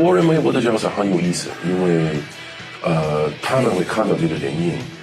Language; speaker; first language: Chinese; non-native, learner; English